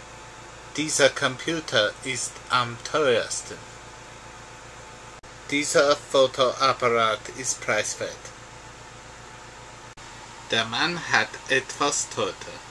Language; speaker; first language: German; non-native, learner; English